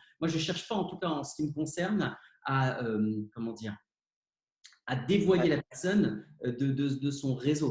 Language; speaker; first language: French; native; French